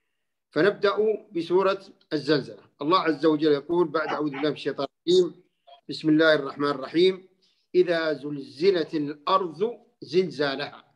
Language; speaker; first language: Arabic; native; Arabic